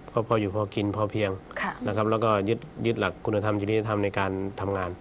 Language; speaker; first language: Thai; native; Thai